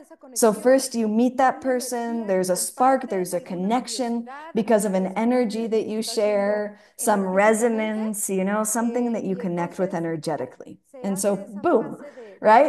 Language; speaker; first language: English; non-native, fluent; Spanish